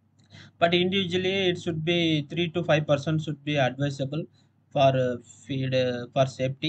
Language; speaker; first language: English; non-native, local second language; Tamil